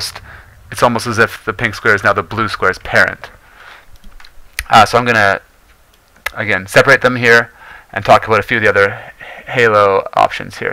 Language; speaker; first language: English; native; English